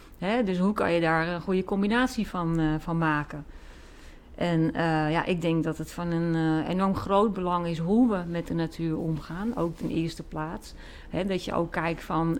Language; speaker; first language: Dutch; native; Dutch